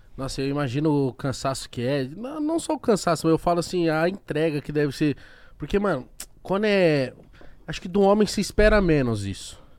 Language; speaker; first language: Portuguese; native; Portuguese